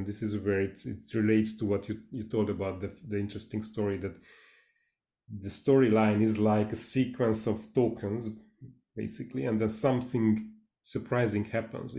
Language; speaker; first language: English; non-native, fluent; Hungarian